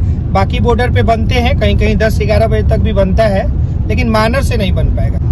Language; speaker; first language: Hindi; native; Hindi